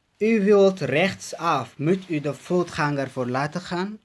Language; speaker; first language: Dutch; non-native, learner; Tigrinya